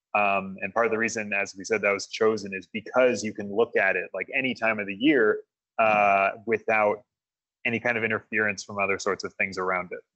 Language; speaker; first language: English; native; English